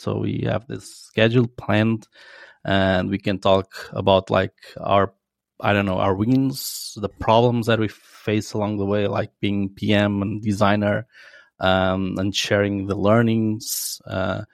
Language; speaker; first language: English; non-native, fluent; Portuguese